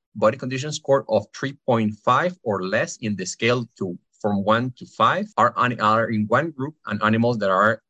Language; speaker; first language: English; non-native, fluent; Spanish